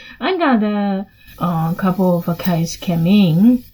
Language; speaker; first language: English; non-native, fluent; Chinese